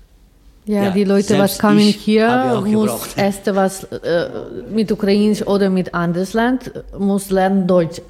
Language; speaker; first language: German; non-native, learner; Ukrainian